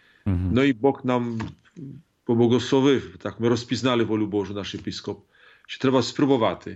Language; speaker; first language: Polish; non-native, learner; Ukrainian